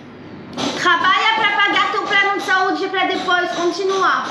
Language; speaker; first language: Portuguese; non-native, learner; French